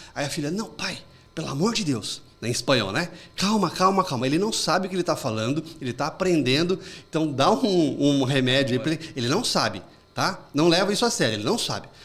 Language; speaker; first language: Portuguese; native; Portuguese